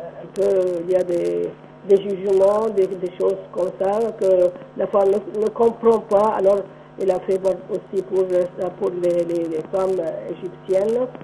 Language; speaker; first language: French; non-native, local second language; Arabic